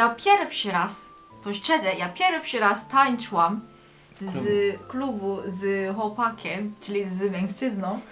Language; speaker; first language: Polish; non-native, learner; Korean